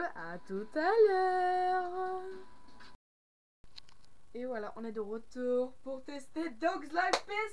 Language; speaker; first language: French; native; French